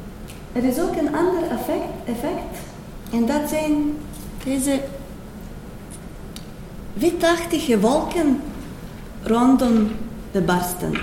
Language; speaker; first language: Dutch; non-native, fluent; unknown